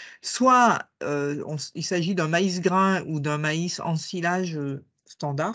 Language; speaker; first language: French; native; French